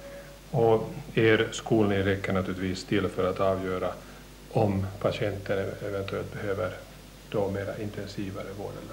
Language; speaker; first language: Swedish; native; Swedish